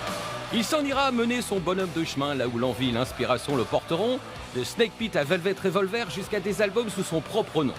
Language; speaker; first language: French; native; French